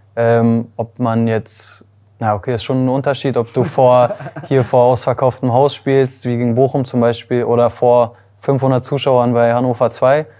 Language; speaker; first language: German; native; German